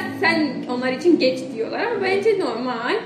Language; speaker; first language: Turkish; non-native, fluent; Indonesian